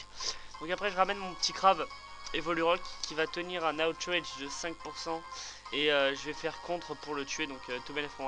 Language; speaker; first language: French; native; French